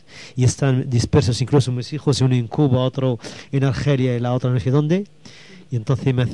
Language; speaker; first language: Spanish; non-native, local second language; Arabic